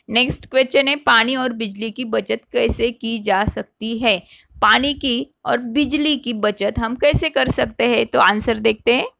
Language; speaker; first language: Hindi; non-native, local second language; Marathi